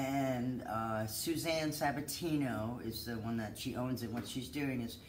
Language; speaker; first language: English; native; English